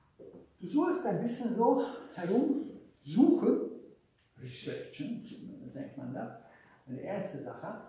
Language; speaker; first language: German; non-native, fluent; Hungarian